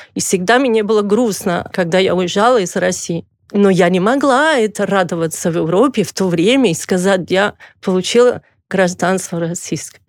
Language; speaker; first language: Russian; non-native, fluent; Catalan